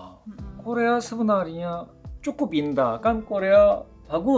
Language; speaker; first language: Indonesian; non-native, fluent; Korean